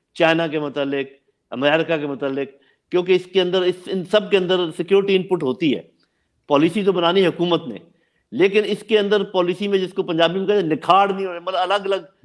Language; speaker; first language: Urdu; non-native, local second language; Punjabi